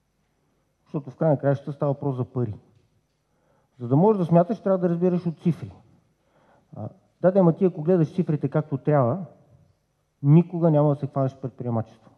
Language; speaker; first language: Bulgarian; native; Bulgarian